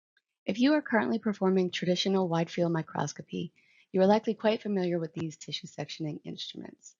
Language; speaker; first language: English; native; English